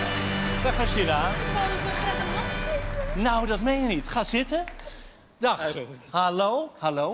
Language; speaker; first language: Dutch; native; Dutch